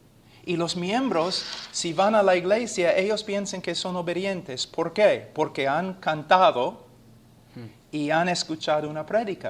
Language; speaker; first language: Spanish; non-native, fluent; English